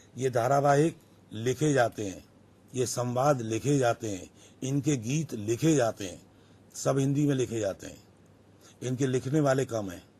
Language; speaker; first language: Hindi; native; Hindi